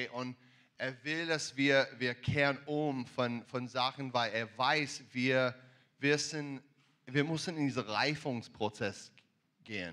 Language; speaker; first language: German; non-native, fluent; English